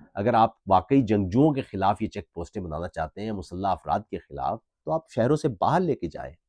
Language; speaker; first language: Urdu; native; Urdu